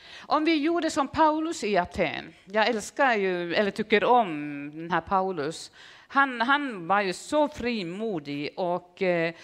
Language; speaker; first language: Swedish; non-native, fluent; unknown